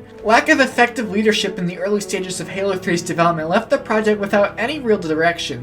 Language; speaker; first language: English; native; English